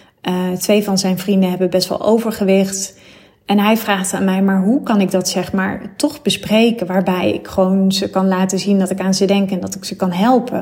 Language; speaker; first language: Dutch; native; Dutch